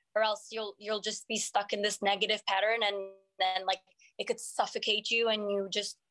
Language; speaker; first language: English; non-native, fluent; French